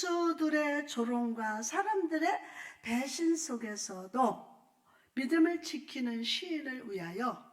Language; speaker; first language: Korean; native; Korean